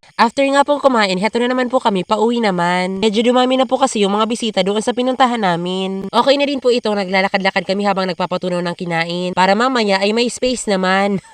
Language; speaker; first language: Filipino; non-native, local second language; Bikol